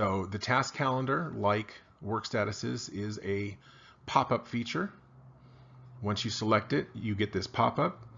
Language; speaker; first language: English; native; English